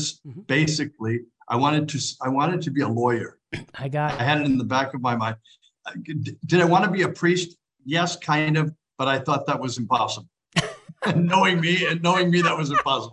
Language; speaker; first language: English; native; English